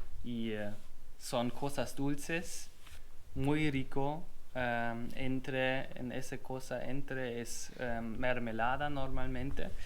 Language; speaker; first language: Spanish; non-native, learner; German